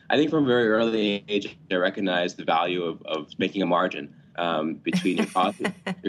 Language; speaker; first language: English; native; English